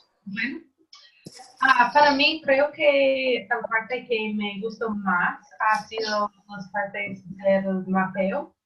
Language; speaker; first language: Spanish; non-native, learner; English